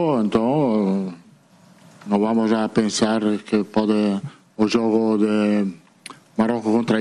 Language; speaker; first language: Portuguese; non-native, fluent; Italian